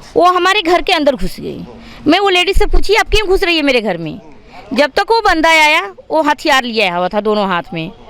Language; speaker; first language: Hindi; native; Hindi